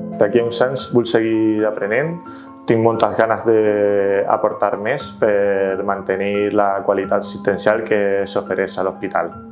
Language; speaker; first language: Catalan; non-native, learner; Spanish